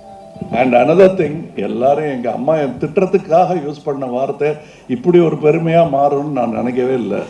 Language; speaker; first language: Tamil; native; Tamil